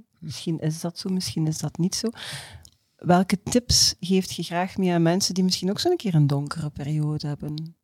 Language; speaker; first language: Dutch; native; Dutch